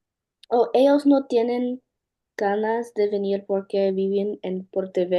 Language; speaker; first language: Spanish; non-native, learner; English